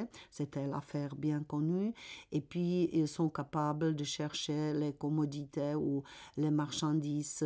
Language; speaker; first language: French; non-native, fluent; Czech